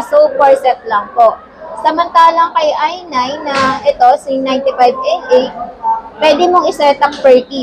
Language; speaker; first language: Filipino; native; Filipino